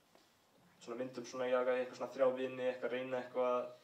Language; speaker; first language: Icelandic; early bilingual, heritage; English